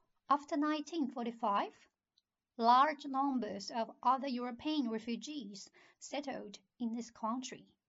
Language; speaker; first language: English; non-native, fluent; Chinese